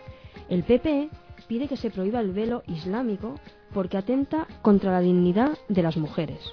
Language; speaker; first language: Spanish; native; Spanish